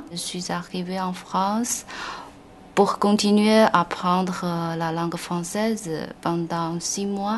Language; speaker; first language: French; non-native, fluent; Chinese